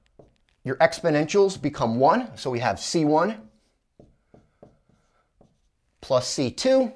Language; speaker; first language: English; native; English